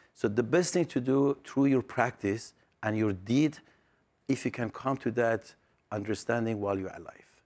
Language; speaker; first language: English; non-native, fluent; Persian